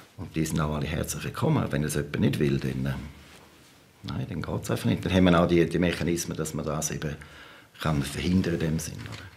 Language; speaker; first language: German; native; German